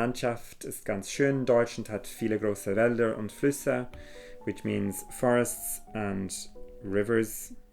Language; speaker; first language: German; non-native, fluent; English